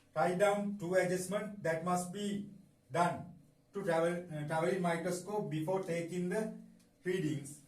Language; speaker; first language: English; non-native, local second language; Sinhala